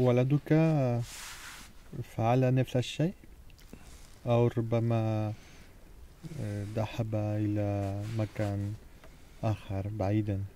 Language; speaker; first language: Arabic; non-native, learner; Spanish